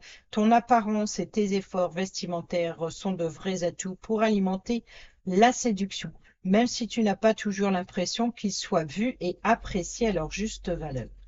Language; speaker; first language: French; native; French